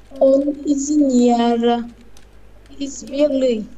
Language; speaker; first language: Russian; non-native, learner; Vietnamese